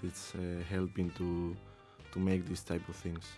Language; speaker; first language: English; non-native, learner; Spanish